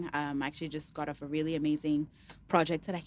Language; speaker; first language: English; non-native, local second language; Yoruba